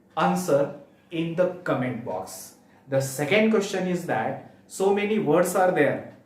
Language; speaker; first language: English; non-native, local second language; Marathi